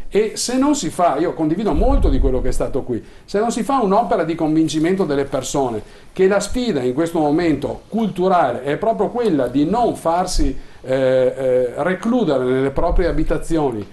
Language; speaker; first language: Italian; native; Italian